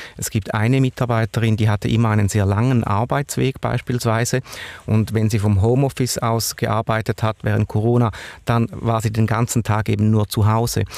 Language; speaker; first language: German; native; German